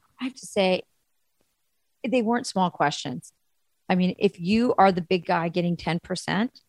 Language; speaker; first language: English; native; English